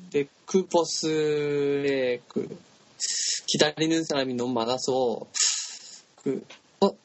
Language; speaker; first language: Korean; non-native, learner; Japanese